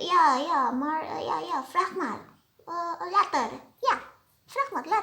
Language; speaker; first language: Dutch; non-native, learner; Indonesian